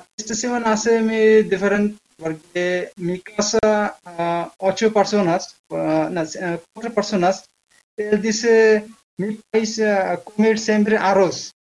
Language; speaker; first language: Spanish; non-native, learner; Bangla